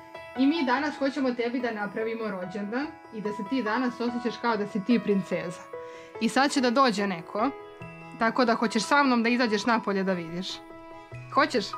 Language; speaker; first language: Serbian; native; Serbian